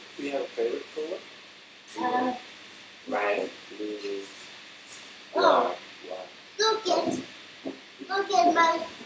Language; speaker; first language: English; non-native, learner; Chinese